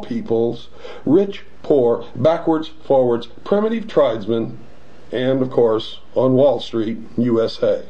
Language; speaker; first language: English; native; English